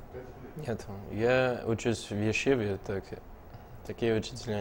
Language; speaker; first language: Russian; early bilingual, heritage; Russian